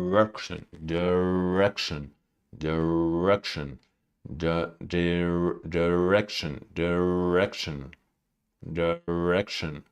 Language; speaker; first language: English; non-native, learner; Russian